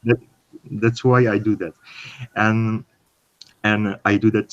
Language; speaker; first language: English; non-native, learner; French